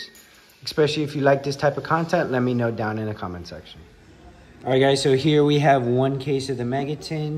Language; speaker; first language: English; native; English